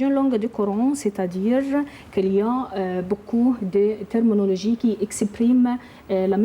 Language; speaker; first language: French; non-native, learner; Arabic